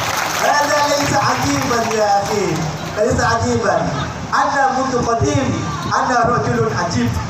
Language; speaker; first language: Arabic; non-native, learner; Indonesian